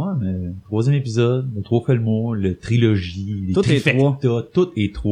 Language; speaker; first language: French; native; French